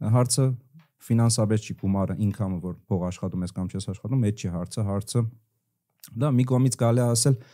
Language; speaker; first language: Armenian; early bilingual, heritage; Armenian